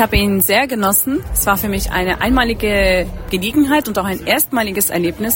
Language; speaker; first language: German; early bilingual, heritage; German